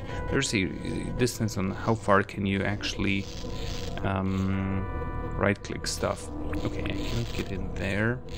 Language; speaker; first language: English; non-native, fluent; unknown